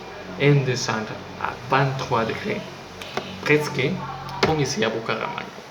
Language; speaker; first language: French; non-native, learner; Spanish